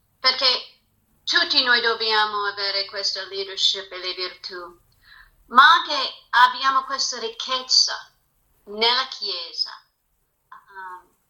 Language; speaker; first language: Italian; non-native, fluent; English